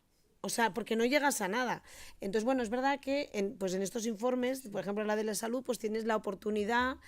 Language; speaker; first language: Spanish; native; Spanish